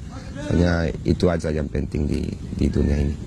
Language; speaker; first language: Indonesian; non-native, fluent; Spanish